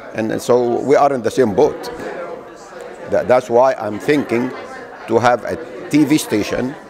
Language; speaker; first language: English; non-native, fluent; Arabic